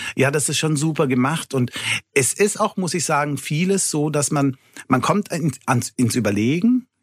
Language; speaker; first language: German; non-native, fluent; Italian